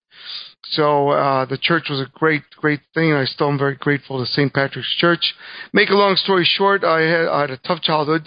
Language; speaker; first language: English; early bilingual, other home language; Spanish